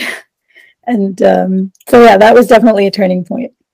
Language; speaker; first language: English; non-native, local second language; Sinhala